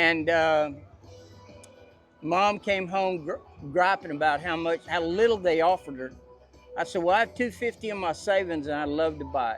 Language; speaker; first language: English; native; English